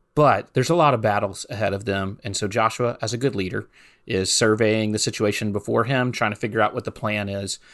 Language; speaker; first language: English; native; English